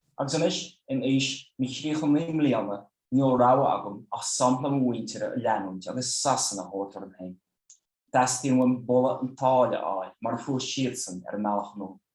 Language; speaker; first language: Irish; non-native, fluent; Dutch